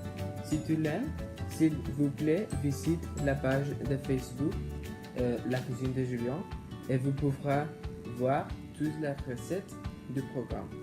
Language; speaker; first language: French; non-native, learner; English